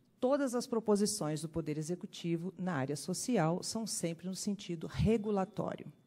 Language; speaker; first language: Portuguese; native; Portuguese